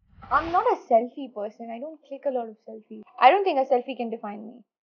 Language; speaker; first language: English; non-native, local second language; Hindi